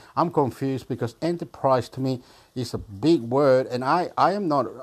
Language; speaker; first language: English; non-native, fluent; Spanish